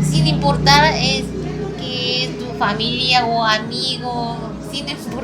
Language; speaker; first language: Spanish; non-native, fluent; Korean